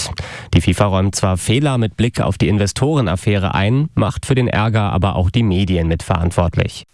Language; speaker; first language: German; native; German